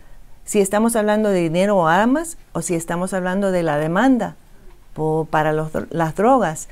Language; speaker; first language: Spanish; non-native, fluent; English